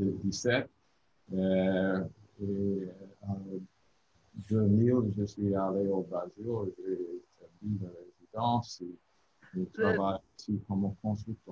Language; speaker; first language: French; non-native, learner; English